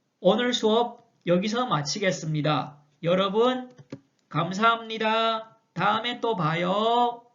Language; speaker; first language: Korean; non-native, fluent; Chinese